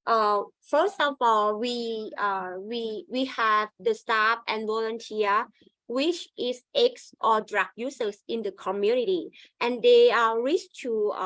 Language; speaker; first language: English; non-native, learner; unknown